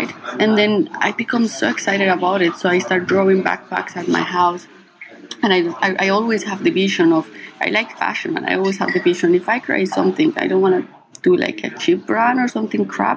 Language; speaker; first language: English; non-native, fluent; Spanish